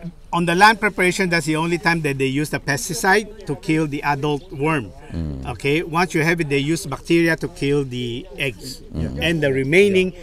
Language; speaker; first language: English; non-native, fluent; Chinese